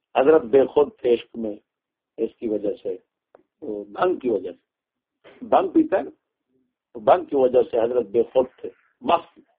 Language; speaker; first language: Urdu; non-native, local second language; Punjabi